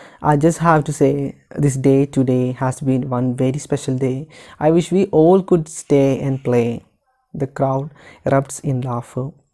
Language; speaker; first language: English; non-native, local second language; Malayalam